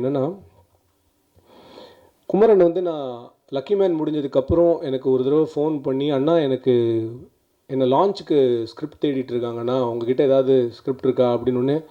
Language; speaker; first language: Tamil; native; Tamil